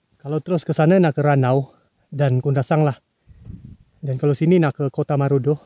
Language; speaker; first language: Malay; native; Malay